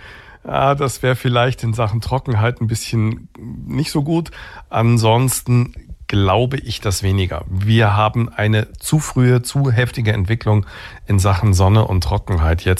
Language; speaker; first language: German; native; German